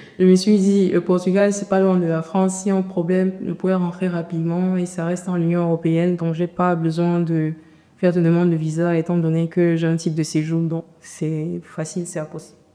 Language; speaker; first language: French; native; French